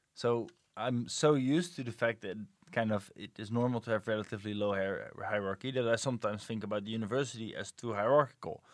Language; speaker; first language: English; non-native, fluent; Dutch